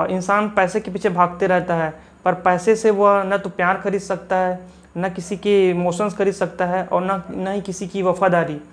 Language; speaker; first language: Hindi; native; Hindi